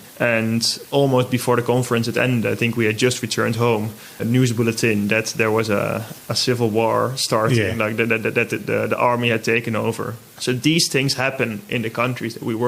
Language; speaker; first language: English; non-native, fluent; Dutch